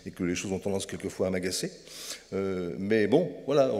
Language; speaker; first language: French; native; French